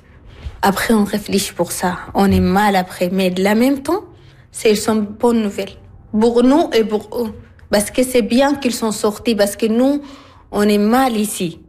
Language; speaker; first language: French; non-native, learner; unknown